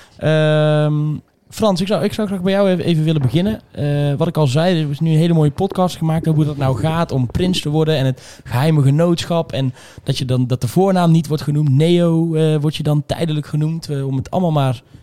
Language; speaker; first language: Dutch; native; Dutch